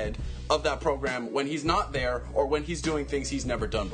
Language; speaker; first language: English; native; English